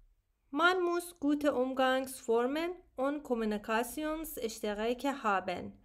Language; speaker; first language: German; non-native, learner; Persian